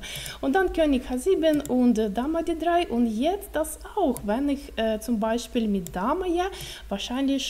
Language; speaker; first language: German; non-native, learner; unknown